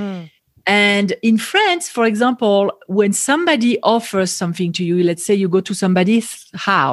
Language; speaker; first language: English; non-native, fluent; French